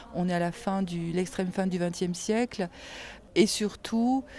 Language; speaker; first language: French; native; French